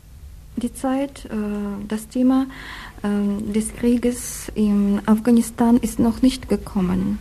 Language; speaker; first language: German; non-native, fluent; Russian